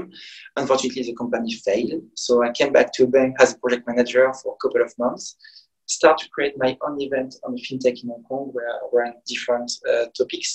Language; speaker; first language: English; non-native, fluent; French